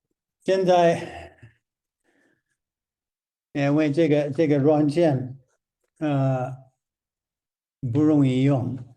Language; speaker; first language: Chinese; non-native, fluent; English